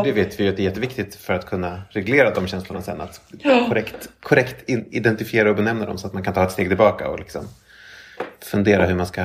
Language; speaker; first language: Swedish; native; Swedish